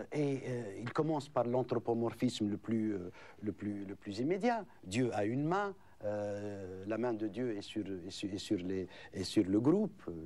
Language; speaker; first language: French; non-native, local second language; Arabic